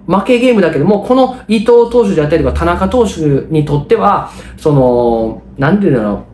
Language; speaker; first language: Japanese; native; Japanese